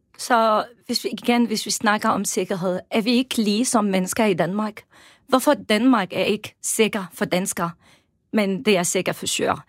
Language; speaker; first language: Danish; non-native, fluent; Arabic